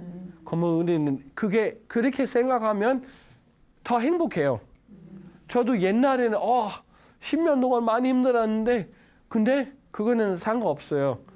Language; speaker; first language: Korean; non-native, learner; Danish